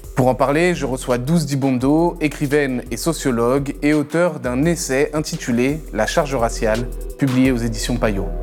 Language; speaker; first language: French; native; French